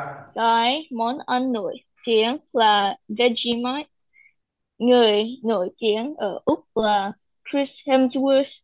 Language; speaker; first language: Vietnamese; early bilingual, heritage; Vietnamese